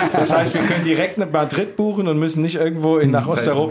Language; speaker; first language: German; native; German